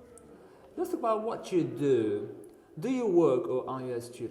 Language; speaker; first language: English; non-native, fluent; Uzbek